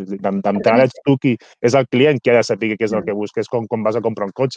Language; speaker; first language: Catalan; native; Catalan